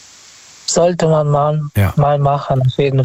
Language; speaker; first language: German; non-native, fluent; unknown